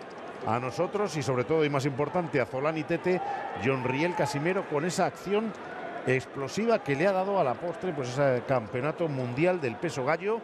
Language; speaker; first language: Spanish; native; Spanish